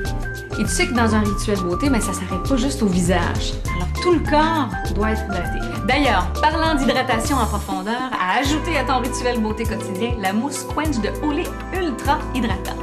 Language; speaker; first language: French; native; French